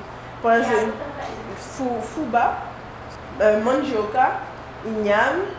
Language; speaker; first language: Portuguese; non-native, learner; French